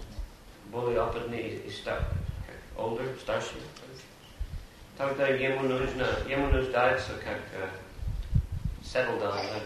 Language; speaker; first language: Russian; non-native, fluent; English